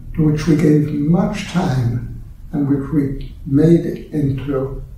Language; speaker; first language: English; native; English